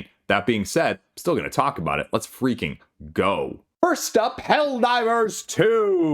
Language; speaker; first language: English; native; English